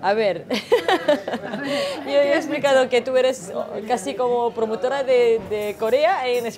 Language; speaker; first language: Spanish; non-native, fluent; Korean